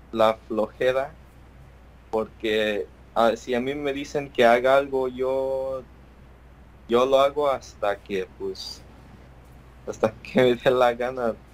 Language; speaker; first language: Spanish; early bilingual, heritage; Spanish